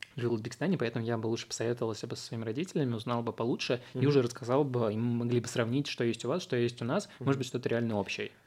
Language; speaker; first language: Russian; early bilingual, other home language; Uzbek